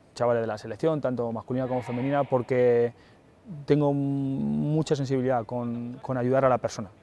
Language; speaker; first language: Spanish; native; Spanish